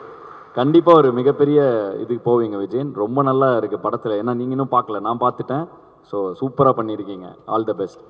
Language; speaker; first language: Tamil; native; Tamil